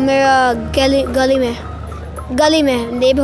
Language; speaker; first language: Hindi; early bilingual, heritage; Urdu